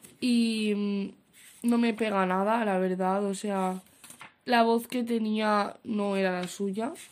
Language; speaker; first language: Spanish; native; Spanish